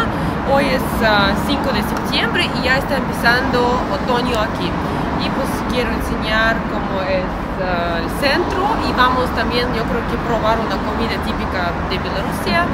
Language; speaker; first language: Spanish; non-native, learner; Russian